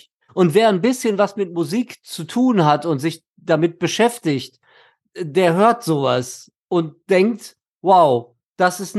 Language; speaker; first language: German; native; German